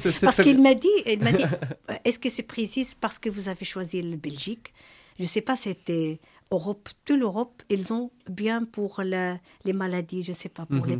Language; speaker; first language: French; non-native, learner; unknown